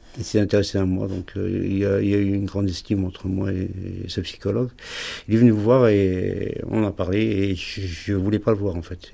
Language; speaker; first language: French; early bilingual, other home language; Arabic